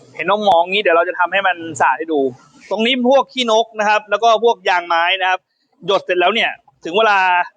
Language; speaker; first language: Thai; native; Thai